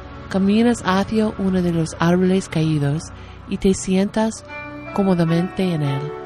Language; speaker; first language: Spanish; non-native, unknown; English